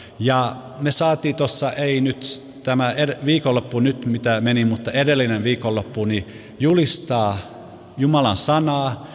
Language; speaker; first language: Finnish; early bilingual, heritage; Finnish